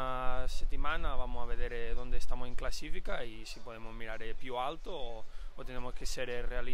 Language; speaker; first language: Italian; non-native, learner; Spanish